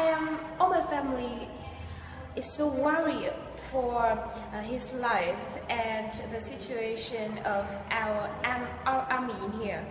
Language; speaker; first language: English; non-native, learner; Vietnamese